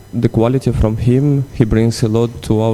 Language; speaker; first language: English; non-native, learner; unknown